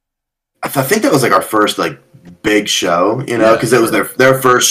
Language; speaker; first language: English; native; English